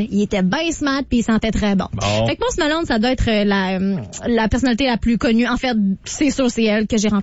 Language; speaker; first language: French; native; French